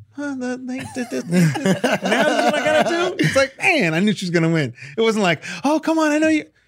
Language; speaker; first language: English; native; English